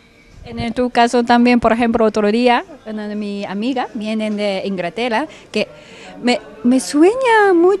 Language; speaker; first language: Spanish; non-native, fluent; Japanese